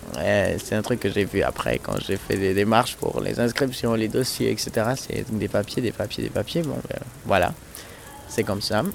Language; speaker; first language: French; non-native, fluent; Spanish